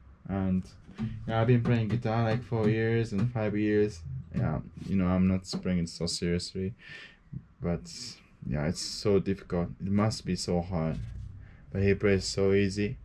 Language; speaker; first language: English; non-native, fluent; Japanese